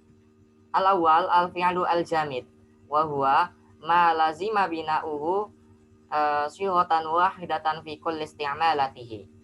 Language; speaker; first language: Arabic; non-native, learner; Indonesian